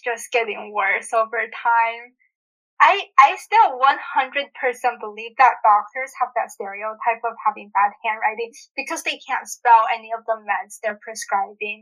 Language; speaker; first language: English; native; English